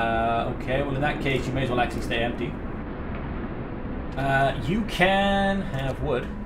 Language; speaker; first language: English; native; English